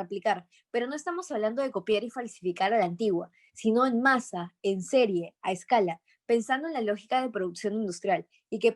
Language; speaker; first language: Spanish; native; Spanish